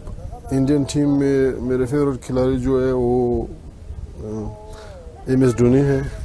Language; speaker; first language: Hindi; non-native, fluent; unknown